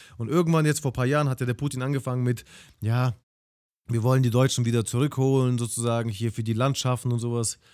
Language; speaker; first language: German; early bilingual, other home language; Russian